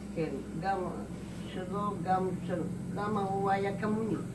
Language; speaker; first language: Hebrew; non-native, learner; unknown